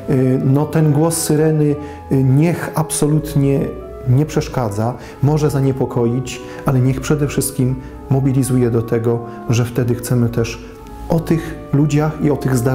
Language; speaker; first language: Polish; native; Polish